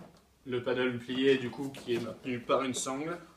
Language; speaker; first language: French; native; French